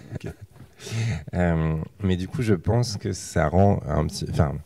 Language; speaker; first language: French; native; French